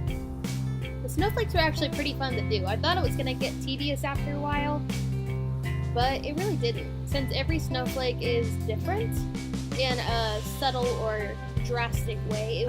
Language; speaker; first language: English; native; English